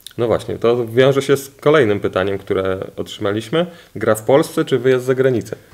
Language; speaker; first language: Polish; native; Polish